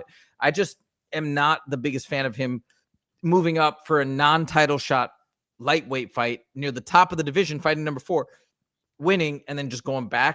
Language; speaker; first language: English; native; English